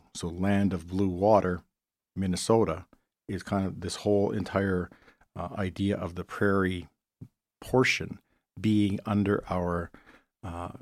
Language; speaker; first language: English; native; English